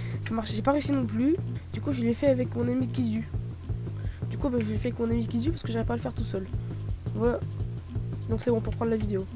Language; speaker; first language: French; native; French